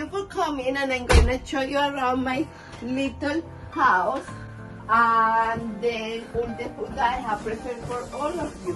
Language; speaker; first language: English; non-native, learner; Spanish